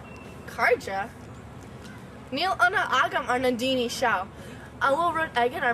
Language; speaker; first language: Irish; non-native, learner; English